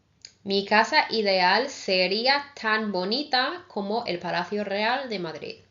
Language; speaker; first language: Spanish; non-native, fluent; English